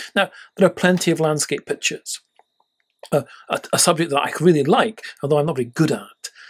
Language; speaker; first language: English; native; English